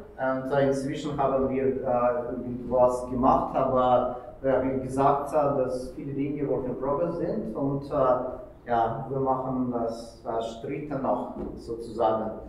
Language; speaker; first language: German; non-native, learner; Russian